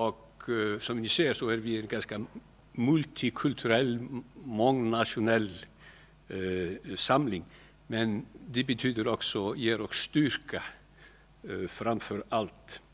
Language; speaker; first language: Swedish; non-native, fluent; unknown